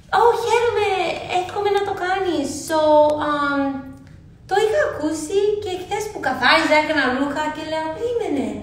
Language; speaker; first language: Greek; early bilingual, heritage; Greek